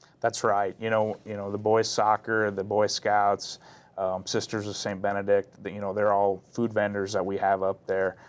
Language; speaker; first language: English; native; English